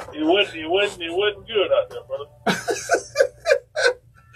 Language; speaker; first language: English; native; English